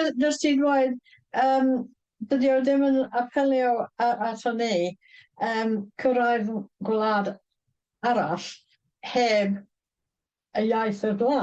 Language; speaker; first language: Welsh; non-native, fluent; English